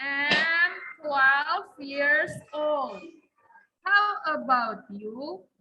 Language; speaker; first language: English; non-native, learner; Indonesian